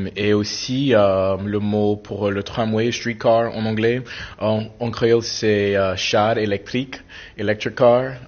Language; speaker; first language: French; non-native, fluent; English